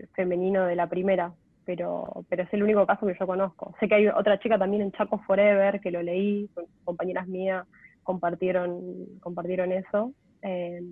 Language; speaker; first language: Spanish; native; Spanish